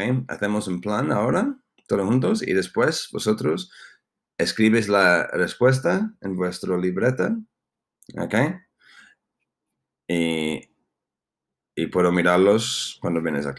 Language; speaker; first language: Spanish; non-native, fluent; English